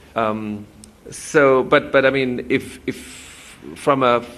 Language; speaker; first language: English; native; English